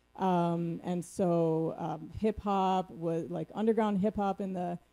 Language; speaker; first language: English; native; English